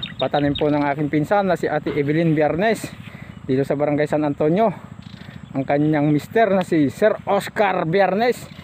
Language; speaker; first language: Filipino; non-native, local second language; Iloko